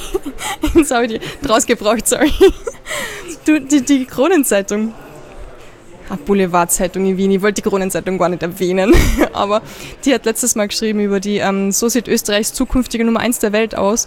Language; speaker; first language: German; native; German